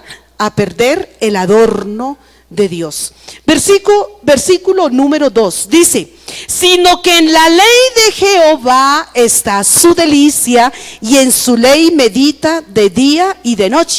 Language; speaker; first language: Spanish; native; Spanish